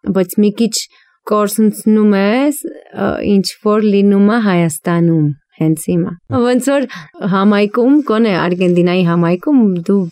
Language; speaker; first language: Armenian; early bilingual, heritage; Armenian